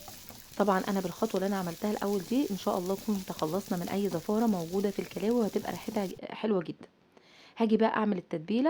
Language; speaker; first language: Arabic; native; Arabic